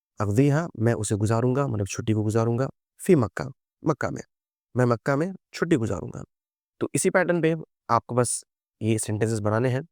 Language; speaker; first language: Urdu; native; Urdu